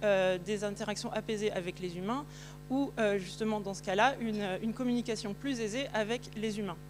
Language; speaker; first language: French; native; French